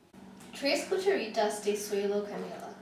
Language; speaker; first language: Spanish; non-native, learner; English